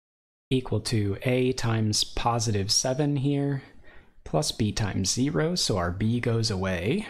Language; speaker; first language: English; native; English